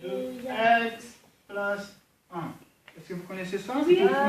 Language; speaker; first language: French; non-native, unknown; Portuguese